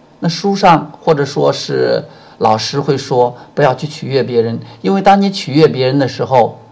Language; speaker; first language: Chinese; native; Chinese